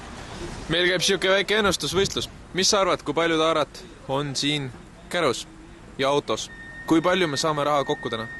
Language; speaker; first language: Estonian; native; Estonian